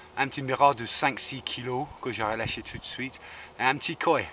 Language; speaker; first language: French; non-native, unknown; English